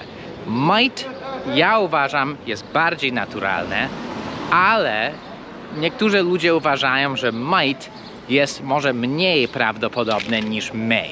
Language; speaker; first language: Polish; non-native, fluent; English